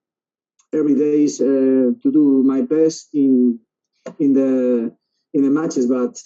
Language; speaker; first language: English; non-native, learner; Spanish